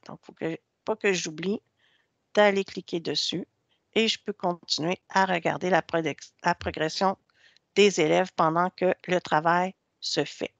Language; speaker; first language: French; native; French